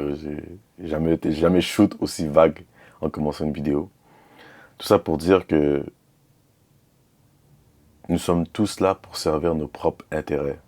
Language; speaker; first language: French; native; French